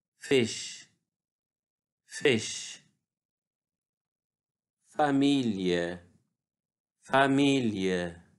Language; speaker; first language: German; non-native, fluent; Arabic